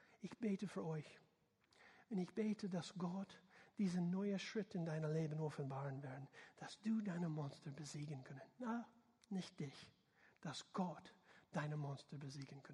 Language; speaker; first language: German; non-native, learner; English